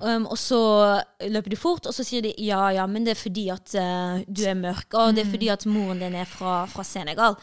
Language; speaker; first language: Norwegian; native; Norwegian